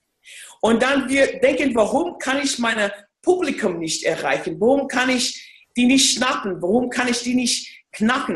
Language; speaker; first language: German; non-native, fluent; English